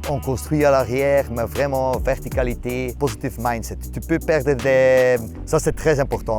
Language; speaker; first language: French; non-native, local second language; Dutch